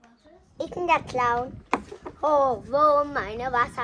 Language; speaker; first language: German; early bilingual, other home language; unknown